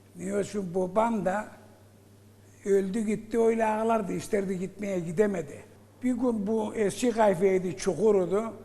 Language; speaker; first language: Turkish; early bilingual, heritage; Turkish